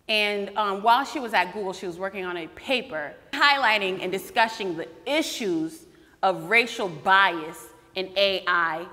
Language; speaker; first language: English; native; English